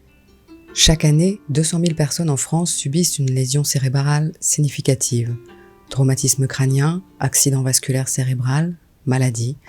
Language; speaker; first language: French; native; French